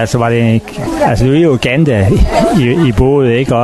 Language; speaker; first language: Danish; native; Danish